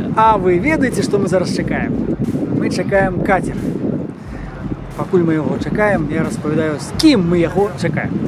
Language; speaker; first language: Belarusian; non-native, local second language; Russian